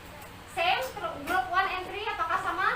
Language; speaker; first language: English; non-native, fluent; Indonesian